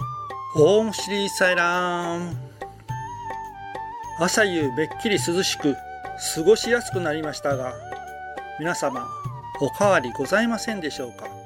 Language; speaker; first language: Japanese; native; Japanese